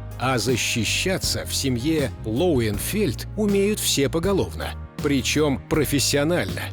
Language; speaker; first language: Russian; native; Russian